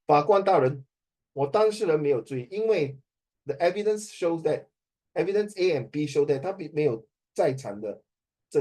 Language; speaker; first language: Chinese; native; Chinese